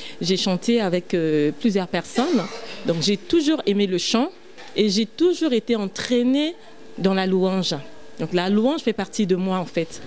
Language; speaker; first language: French; non-native, local second language; Lingala